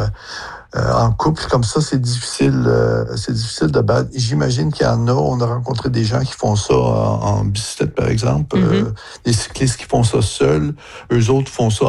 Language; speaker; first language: French; native; French